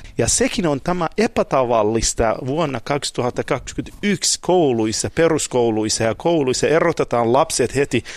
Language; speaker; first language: Finnish; non-native, fluent; Kurdish